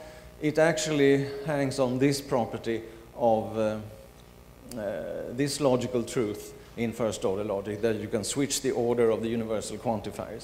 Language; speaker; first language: English; non-native, fluent; Swedish